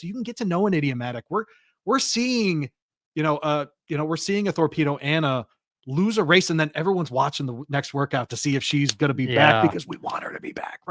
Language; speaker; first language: English; native; English